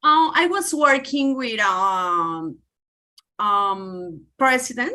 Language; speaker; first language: English; non-native, learner; Spanish